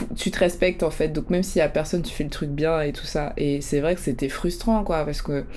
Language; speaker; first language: French; native; French